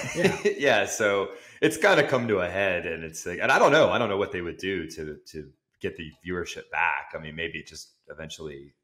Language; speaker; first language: English; native; English